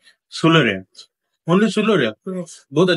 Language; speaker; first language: Hindi; non-native, learner; Bangla